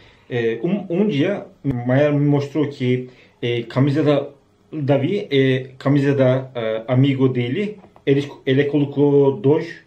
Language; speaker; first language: Portuguese; non-native, learner; Turkish